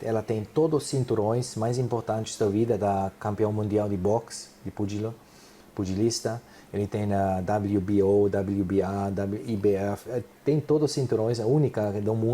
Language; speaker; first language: Portuguese; non-native, fluent; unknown